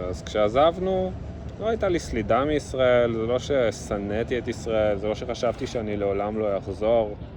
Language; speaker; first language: Hebrew; early bilingual, other home language; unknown